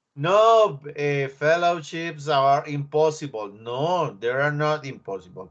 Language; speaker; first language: English; non-native, learner; Spanish